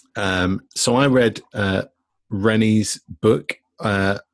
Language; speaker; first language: English; native; English